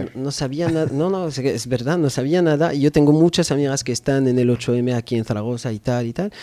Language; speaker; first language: Spanish; non-native, fluent; French